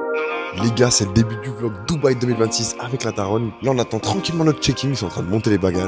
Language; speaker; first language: French; native; French